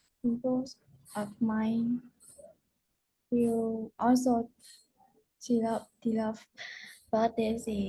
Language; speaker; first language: English; non-native, learner; Vietnamese